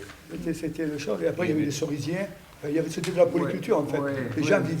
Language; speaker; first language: French; native; French